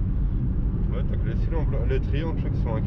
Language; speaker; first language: French; native; French